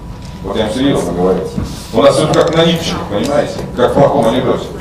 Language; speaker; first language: Russian; native; Russian